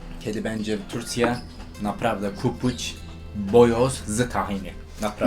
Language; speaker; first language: Polish; non-native, learner; Turkish